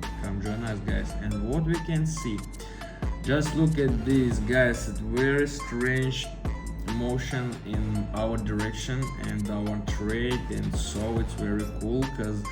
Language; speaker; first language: English; non-native, fluent; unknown